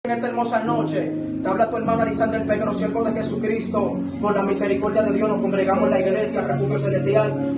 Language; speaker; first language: Spanish; native; Spanish